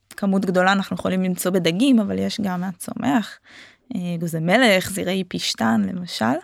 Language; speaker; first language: Hebrew; native; Hebrew